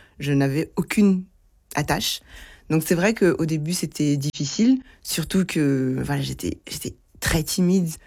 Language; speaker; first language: French; early bilingual, other home language; Lingala